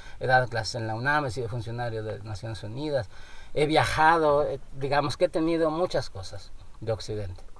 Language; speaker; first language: Spanish; non-native, local second language; Nahuatl languages